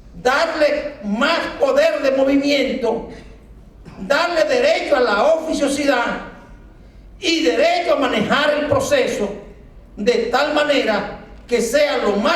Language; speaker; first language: Spanish; native; Spanish